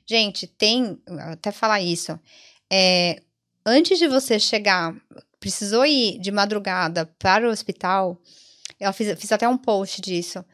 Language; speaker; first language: Portuguese; early bilingual, other home language; Italian